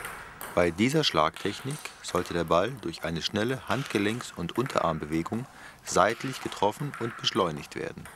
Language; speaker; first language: German; native; German